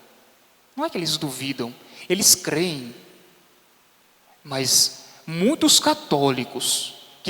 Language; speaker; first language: Portuguese; native; Portuguese